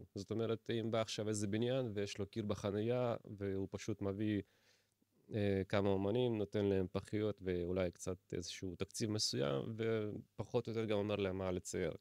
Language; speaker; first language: Hebrew; native; Hebrew